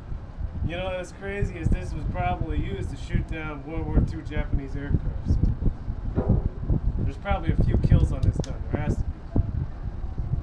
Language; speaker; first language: English; native; English